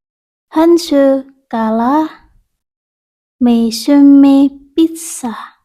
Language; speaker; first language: Finnish; non-native, learner; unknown